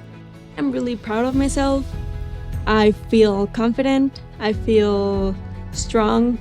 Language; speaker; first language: English; non-native, fluent; Spanish